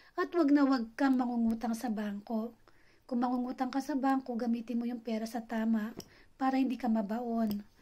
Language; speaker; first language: Filipino; native; Filipino